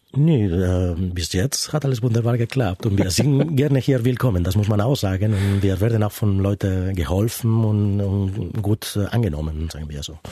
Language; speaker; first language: German; non-native, fluent; Spanish